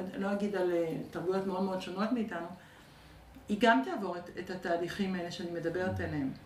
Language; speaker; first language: Hebrew; early bilingual, other home language; French